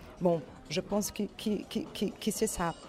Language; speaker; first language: French; non-native, learner; Portuguese